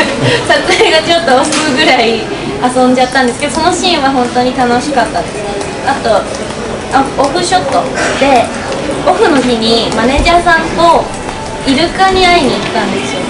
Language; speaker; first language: Japanese; native; Japanese